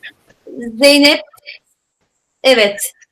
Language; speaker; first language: Turkish; native; Turkish